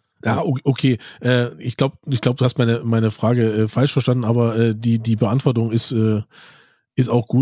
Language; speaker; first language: German; native; German